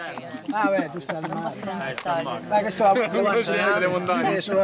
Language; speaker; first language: Italian; native; Italian